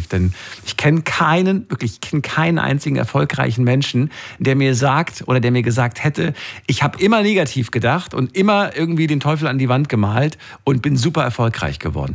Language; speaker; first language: German; native; German